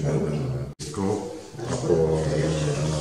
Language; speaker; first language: Greek; non-native, learner; Dutch